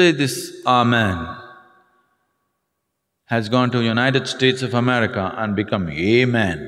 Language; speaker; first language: English; non-native, local second language; Tamil